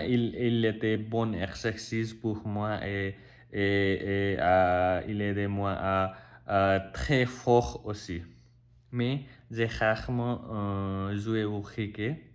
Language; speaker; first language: French; non-native, learner; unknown